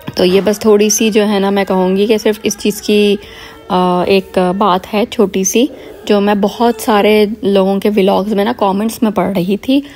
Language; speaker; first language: Urdu; native; Urdu